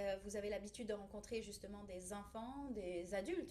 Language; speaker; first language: French; native; French